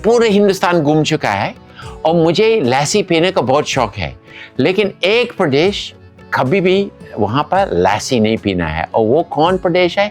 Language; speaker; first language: Hindi; non-native, fluent; English